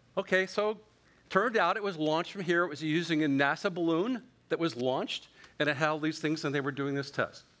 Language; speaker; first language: English; native; English